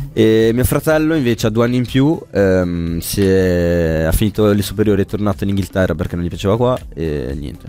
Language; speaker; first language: Italian; early bilingual, other home language; English